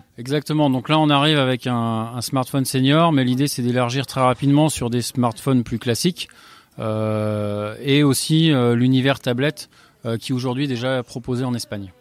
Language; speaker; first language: French; native; French